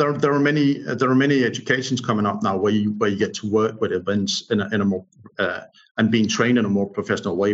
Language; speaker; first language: English; non-native, fluent; Danish